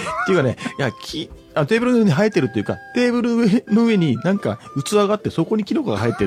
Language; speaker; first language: Japanese; native; Japanese